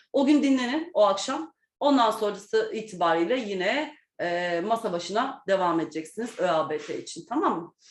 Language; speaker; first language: Turkish; native; Turkish